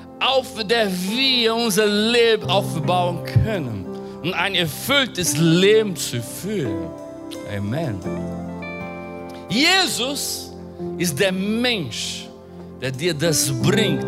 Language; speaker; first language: German; non-native, fluent; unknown